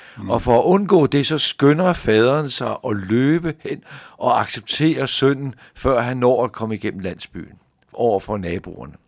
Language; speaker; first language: Danish; native; Danish